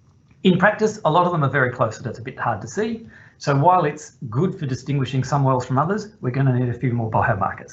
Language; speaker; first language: English; native; English